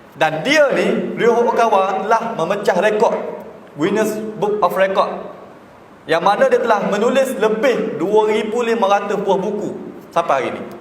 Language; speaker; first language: Malay; native; Malay